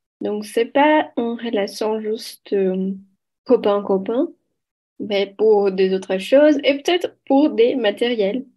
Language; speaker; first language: French; non-native, learner; Portuguese